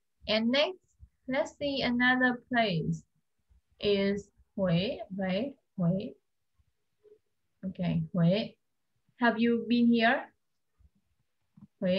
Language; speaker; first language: English; non-native, fluent; Vietnamese